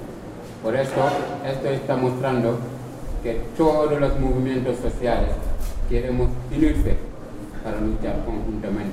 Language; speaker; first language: Spanish; non-native, fluent; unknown